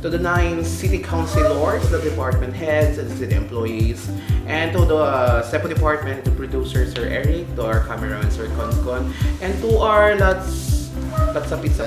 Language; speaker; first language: English; non-native, learner; Filipino